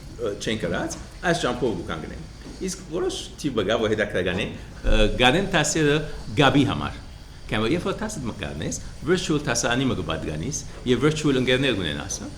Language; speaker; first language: Armenian; early bilingual, heritage; Armenian